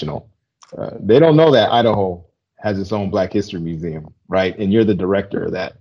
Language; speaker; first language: English; native; English